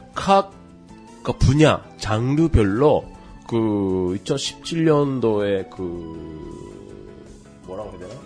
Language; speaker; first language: Korean; non-native, fluent; Japanese